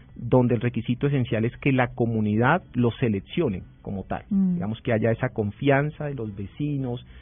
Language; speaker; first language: Spanish; native; Spanish